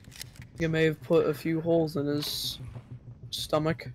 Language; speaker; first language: English; native; English